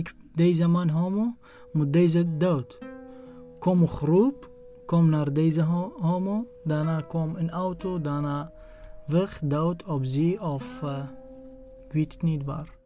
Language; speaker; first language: Dutch; non-native, learner; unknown